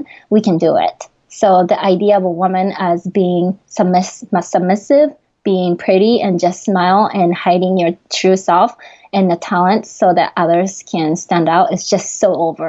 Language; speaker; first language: English; non-native, fluent; Japanese